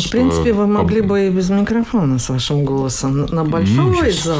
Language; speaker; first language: Russian; native; Russian